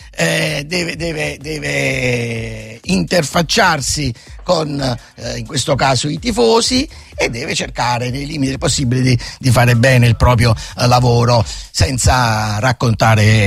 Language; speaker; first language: Italian; native; Italian